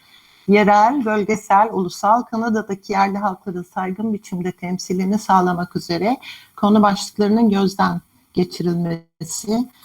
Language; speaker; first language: Turkish; native; Turkish